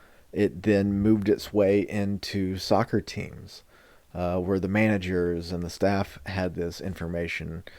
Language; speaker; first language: English; native; English